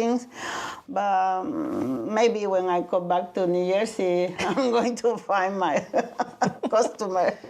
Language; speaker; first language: English; non-native, learner; Spanish